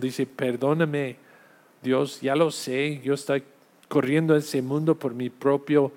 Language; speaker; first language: Spanish; non-native, fluent; English